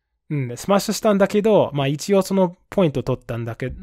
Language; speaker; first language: Japanese; non-native, fluent; English